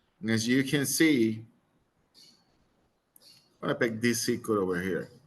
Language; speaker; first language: English; non-native, fluent; Spanish